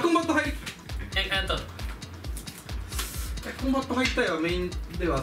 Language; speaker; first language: Japanese; native; Japanese